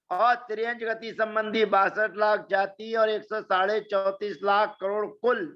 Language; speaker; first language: Hindi; native; Hindi